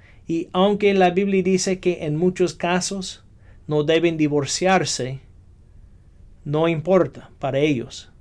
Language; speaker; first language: Spanish; non-native, fluent; English